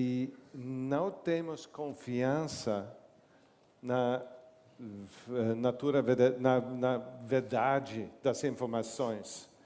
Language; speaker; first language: Portuguese; non-native, learner; English